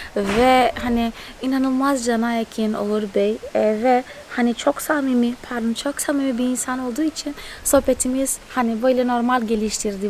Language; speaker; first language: Turkish; non-native, fluent; Portuguese